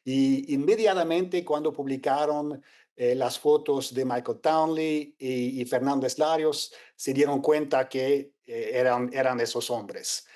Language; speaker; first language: Spanish; non-native, fluent; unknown